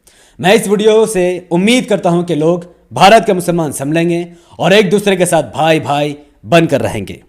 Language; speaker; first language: Hindi; native; Hindi